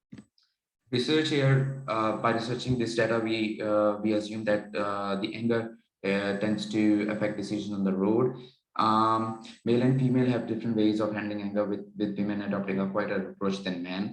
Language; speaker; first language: English; non-native, local second language; Urdu